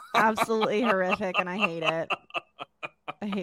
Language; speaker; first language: English; native; English